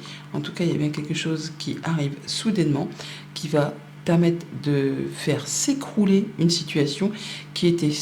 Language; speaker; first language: French; native; French